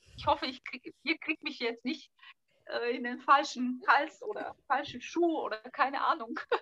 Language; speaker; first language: German; non-native, fluent; Bulgarian